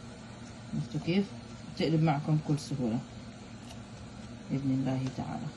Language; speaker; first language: Arabic; native; Arabic